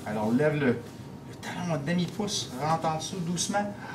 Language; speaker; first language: French; non-native, fluent; English